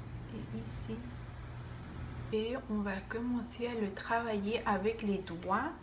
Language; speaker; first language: French; non-native, fluent; Spanish